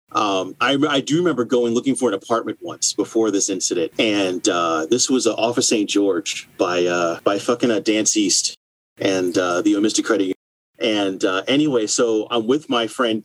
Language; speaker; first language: English; native; English